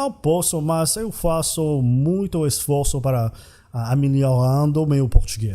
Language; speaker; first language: Portuguese; non-native, learner; English